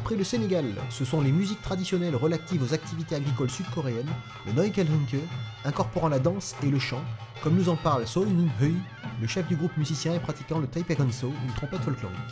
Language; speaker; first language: French; native; French